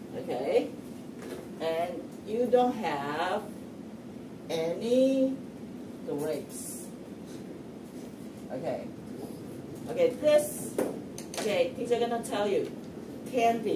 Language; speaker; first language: English; non-native, fluent; Chinese